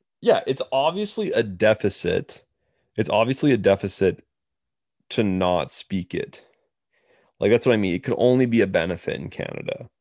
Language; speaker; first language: English; native; English